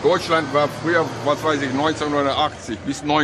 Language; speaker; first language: German; non-native, fluent; Turkish